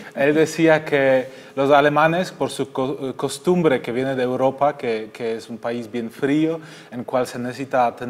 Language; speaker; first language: Spanish; non-native, fluent; German